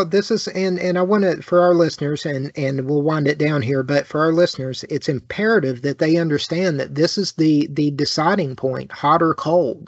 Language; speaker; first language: English; native; English